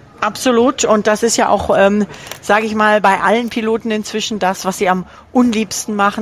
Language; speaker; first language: German; native; German